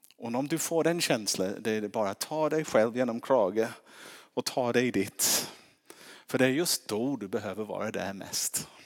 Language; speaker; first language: Swedish; non-native, fluent; English